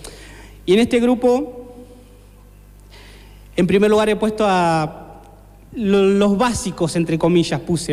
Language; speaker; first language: Spanish; native; Spanish